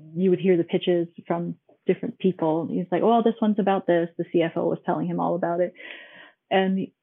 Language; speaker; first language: English; non-native, local second language; Cantonese